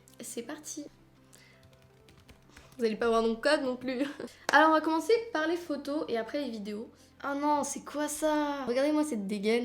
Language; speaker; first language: French; native; French